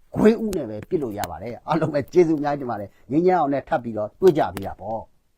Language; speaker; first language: Burmese; non-native, local second language; Kachin